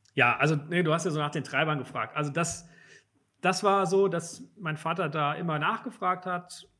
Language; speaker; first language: German; native; German